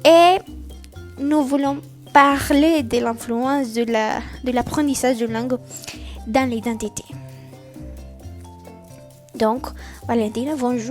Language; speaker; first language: French; non-native, learner; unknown